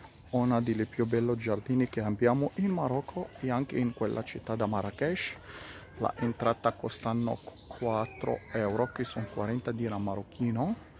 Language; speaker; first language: Italian; non-native, learner; Arabic